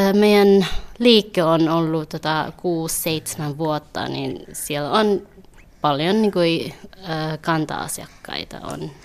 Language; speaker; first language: Finnish; early bilingual, other home language; Vietnamese